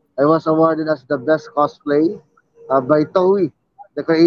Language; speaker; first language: English; non-native, local second language; Filipino